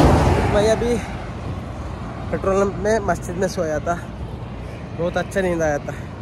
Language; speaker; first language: Hindi; non-native, local second language; Kannada